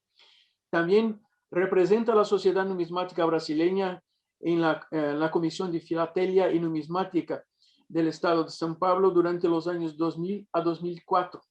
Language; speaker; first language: Spanish; non-native, fluent; Portuguese